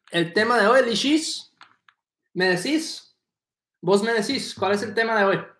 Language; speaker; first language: Spanish; non-native, fluent; English